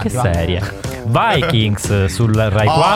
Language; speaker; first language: Italian; native; Italian